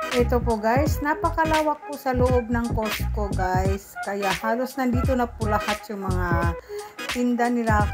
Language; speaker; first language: Filipino; non-native, local second language; Cebuano